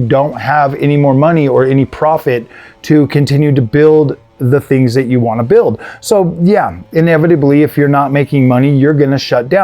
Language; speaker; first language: English; native; English